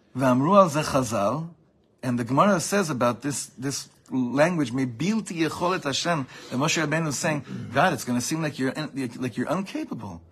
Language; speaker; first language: English; native; English